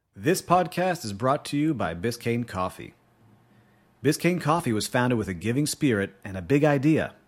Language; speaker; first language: English; native; English